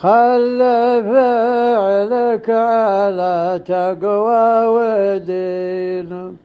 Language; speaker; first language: Arabic; native; Arabic